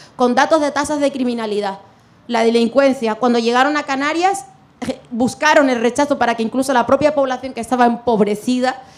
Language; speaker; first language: Spanish; non-native, fluent; Arabic